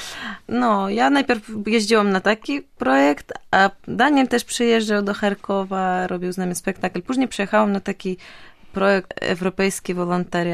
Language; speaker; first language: Polish; non-native, fluent; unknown